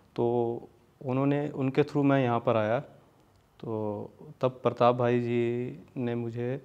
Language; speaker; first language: Hindi; native; Hindi